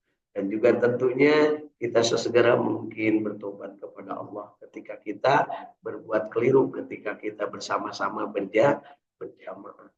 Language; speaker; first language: Indonesian; native; Indonesian